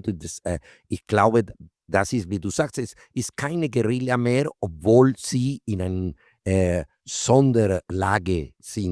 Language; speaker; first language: German; non-native, fluent; Spanish